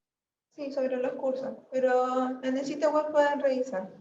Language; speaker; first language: Spanish; native; Spanish